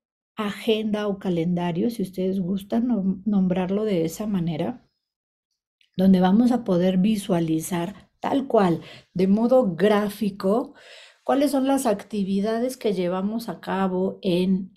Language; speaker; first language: Spanish; native; Spanish